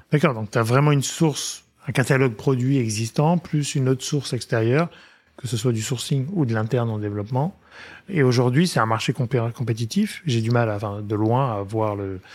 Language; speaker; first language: French; native; French